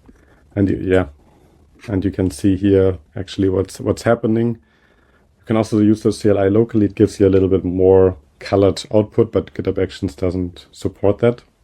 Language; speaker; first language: English; non-native, fluent; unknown